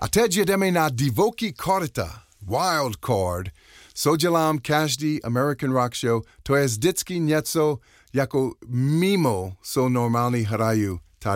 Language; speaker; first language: Czech; non-native, learner; English